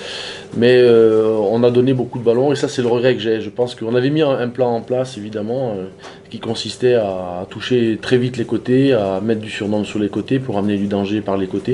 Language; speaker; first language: French; native; French